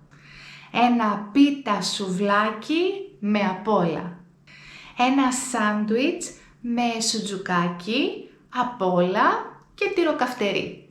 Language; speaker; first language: Greek; native; Greek